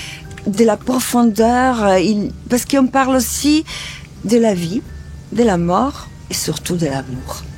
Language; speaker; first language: French; non-native, fluent; Italian